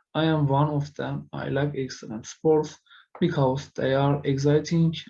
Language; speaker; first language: English; non-native, fluent; Turkish